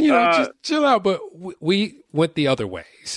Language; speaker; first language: English; native; English